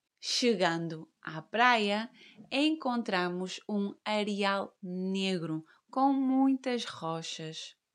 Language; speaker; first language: Portuguese; native; Portuguese